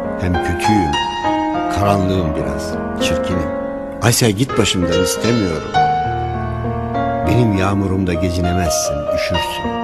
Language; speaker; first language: Turkish; native; Turkish